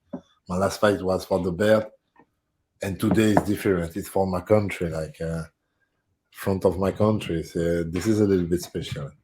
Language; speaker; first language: English; non-native, fluent; French